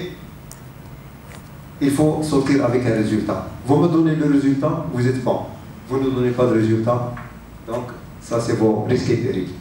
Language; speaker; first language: French; non-native, local second language; Arabic